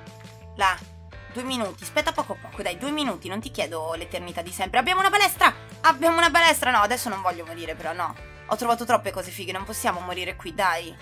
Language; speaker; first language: Italian; native; Italian